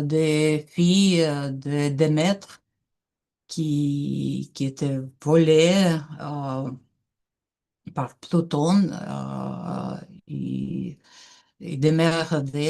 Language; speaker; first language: French; non-native, learner; Russian